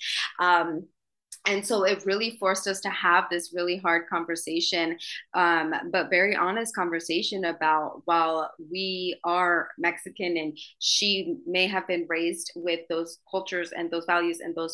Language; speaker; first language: English; native; English